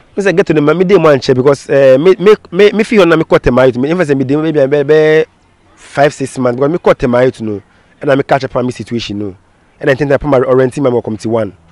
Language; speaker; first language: English; non-native, local second language; Akan